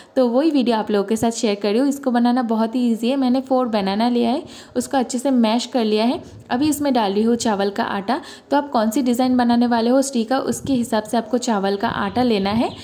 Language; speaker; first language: Hindi; non-native, local second language; Bangla